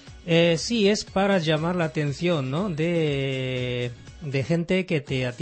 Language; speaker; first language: Spanish; non-native, fluent; Japanese